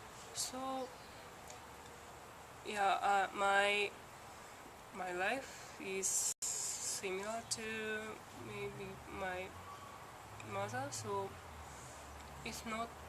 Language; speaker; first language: English; non-native, learner; Japanese